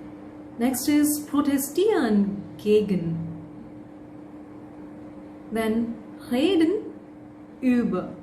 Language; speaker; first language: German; non-native, fluent; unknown